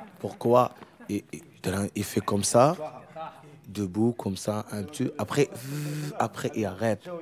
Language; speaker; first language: French; non-native, learner; Arabic